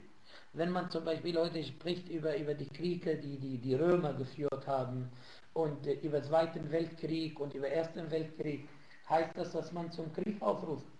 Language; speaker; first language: German; non-native, fluent; Arabic